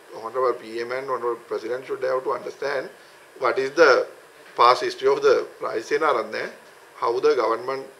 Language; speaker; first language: English; non-native, local second language; Sinhala